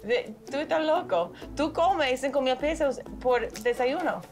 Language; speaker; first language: Spanish; non-native, learner; English